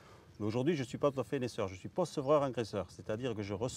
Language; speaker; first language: French; native; French